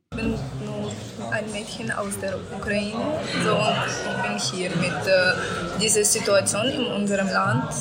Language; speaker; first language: German; non-native, learner; Ukrainian